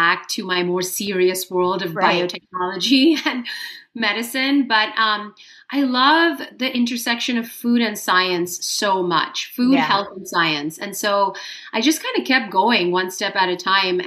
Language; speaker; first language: English; non-native, local second language; Hindi